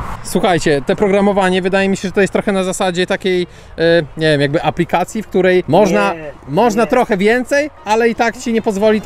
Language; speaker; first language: Polish; native; Polish